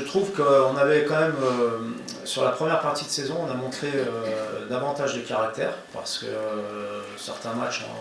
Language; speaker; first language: French; native; French